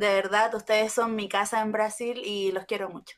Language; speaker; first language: Spanish; non-native, learner; Portuguese